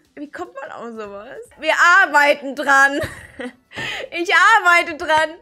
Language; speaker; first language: German; native; German